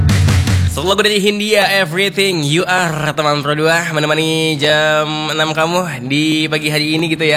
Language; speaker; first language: Indonesian; native; Indonesian